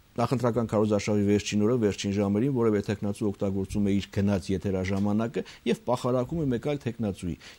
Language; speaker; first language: Armenian; native; Armenian